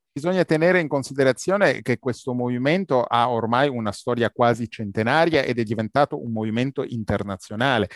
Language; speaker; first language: Italian; non-native, fluent; Arabic